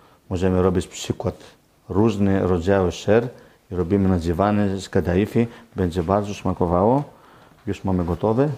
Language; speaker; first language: Polish; non-native, learner; Greek